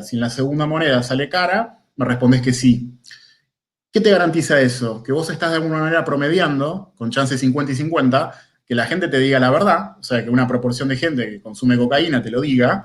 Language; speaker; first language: Spanish; native; Spanish